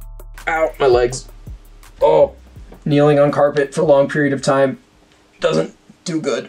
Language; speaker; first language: English; native; English